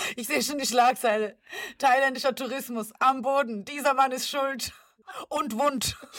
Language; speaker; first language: German; early bilingual, other home language; Serbian